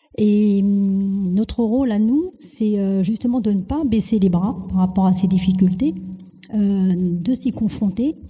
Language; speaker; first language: French; early bilingual, other home language; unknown